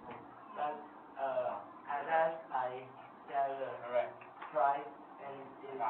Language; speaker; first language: English; non-native, learner; Chinese